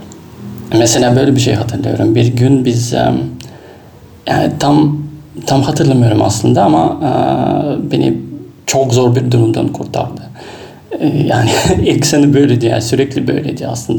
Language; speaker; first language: Turkish; non-native, fluent; Russian